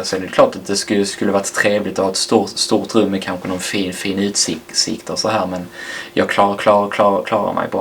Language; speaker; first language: Swedish; native; Swedish